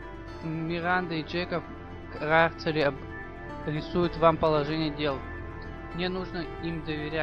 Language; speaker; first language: Russian; native; Russian